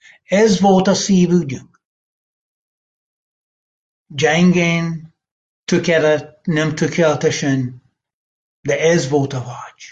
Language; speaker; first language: Hungarian; non-native, fluent; English